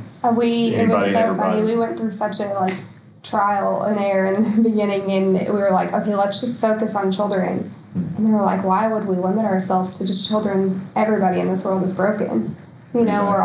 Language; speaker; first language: English; native; English